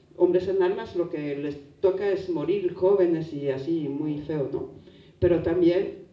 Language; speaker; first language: Spanish; non-native, fluent; French